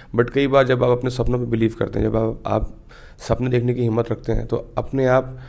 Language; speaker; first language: Hindi; native; Hindi